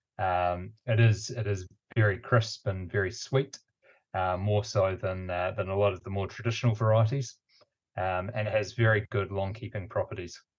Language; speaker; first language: English; native; English